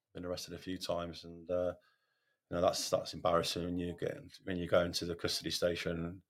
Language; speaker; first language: English; native; English